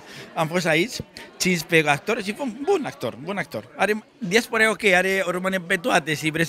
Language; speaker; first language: Romanian; non-native, learner; Spanish